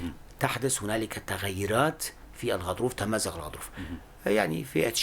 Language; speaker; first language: Arabic; non-native, local second language; Kurdish